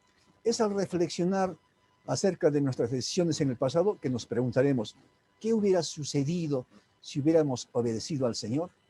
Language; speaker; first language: Spanish; native; Spanish